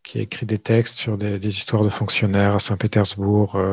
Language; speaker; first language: French; native; French